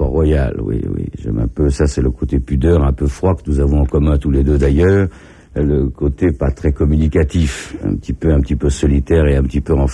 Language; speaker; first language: French; native; French